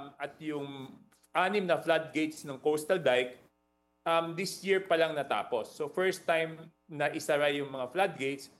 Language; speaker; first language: Filipino; native; Filipino